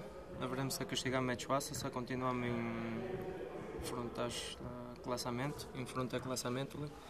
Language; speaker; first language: Romanian; non-native, fluent; Portuguese